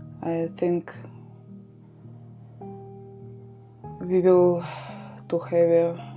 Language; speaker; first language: English; non-native, learner; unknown